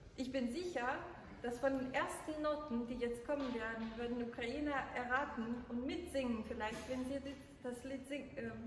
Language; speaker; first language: German; non-native, fluent; Ukrainian